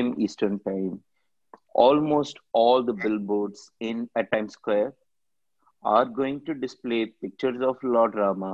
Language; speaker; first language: English; non-native, local second language; Tamil